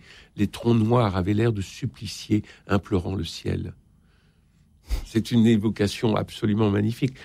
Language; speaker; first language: French; native; French